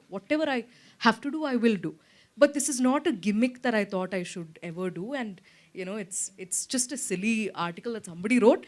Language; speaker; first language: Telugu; non-native, local second language; Malayalam